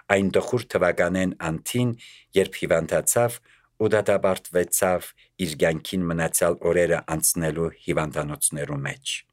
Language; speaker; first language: Armenian; native; Armenian